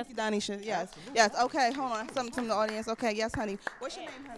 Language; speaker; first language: English; native; English